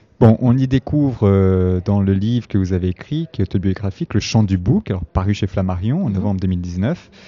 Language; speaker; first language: French; native; French